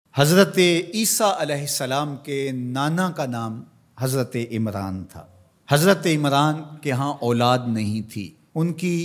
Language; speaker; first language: Urdu; non-native, local second language; Punjabi